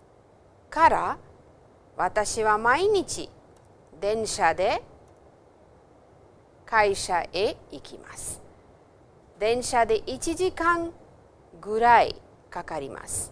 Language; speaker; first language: Japanese; non-native, fluent; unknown